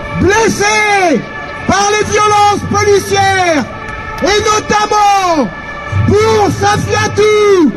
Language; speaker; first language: French; native; French